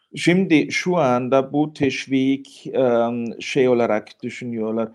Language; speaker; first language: Turkish; non-native, fluent; German